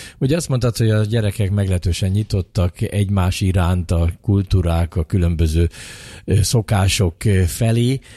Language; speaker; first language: Hungarian; native; Hungarian